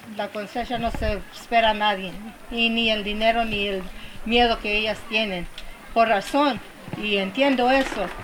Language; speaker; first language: Spanish; early bilingual, heritage; Spanish